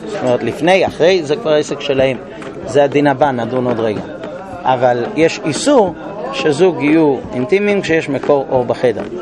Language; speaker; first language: Hebrew; non-native, fluent; English